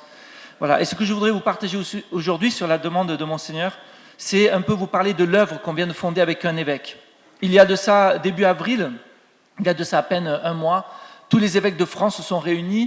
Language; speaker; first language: French; native; French